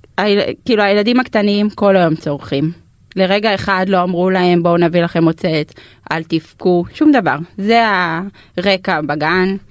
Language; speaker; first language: Hebrew; native; Hebrew